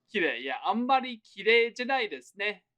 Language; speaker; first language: Japanese; non-native, fluent; English